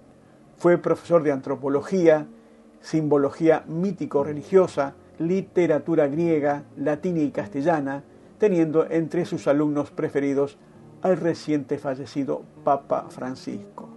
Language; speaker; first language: Spanish; native; Spanish